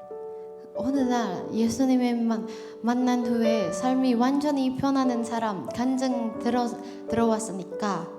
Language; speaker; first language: Korean; non-native, learner; Indonesian